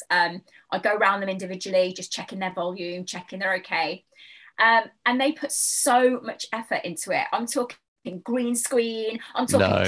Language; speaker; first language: English; native; English